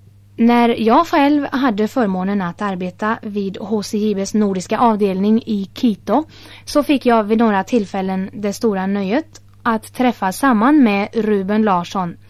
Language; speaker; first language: Swedish; native; Swedish